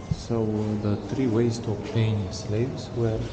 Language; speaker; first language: English; non-native, fluent; Romanian